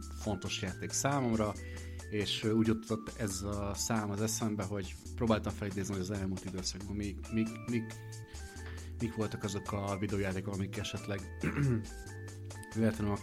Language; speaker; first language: Hungarian; native; Hungarian